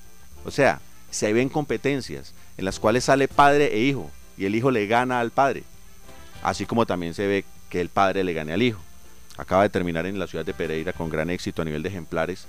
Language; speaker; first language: Spanish; native; Spanish